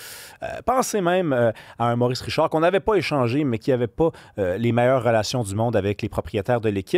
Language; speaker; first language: French; native; French